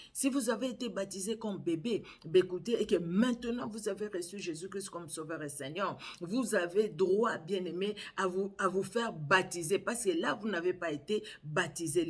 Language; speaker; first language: French; non-native, local second language; Lingala